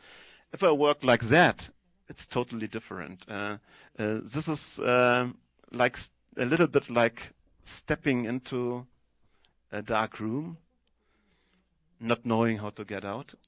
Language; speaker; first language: English; non-native, fluent; German